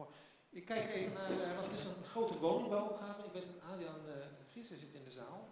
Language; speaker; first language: Dutch; native; Dutch